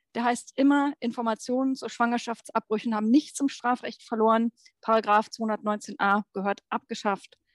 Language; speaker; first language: German; native; German